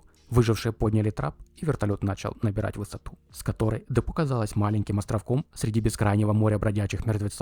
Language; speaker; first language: Russian; native; Russian